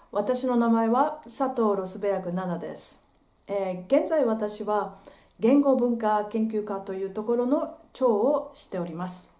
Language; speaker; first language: Japanese; native; Japanese